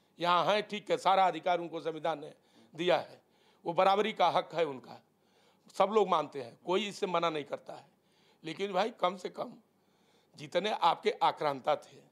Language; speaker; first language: Hindi; native; Hindi